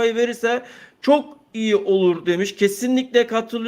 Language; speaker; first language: Turkish; native; Turkish